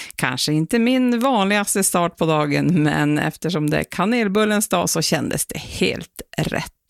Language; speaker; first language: Swedish; native; Swedish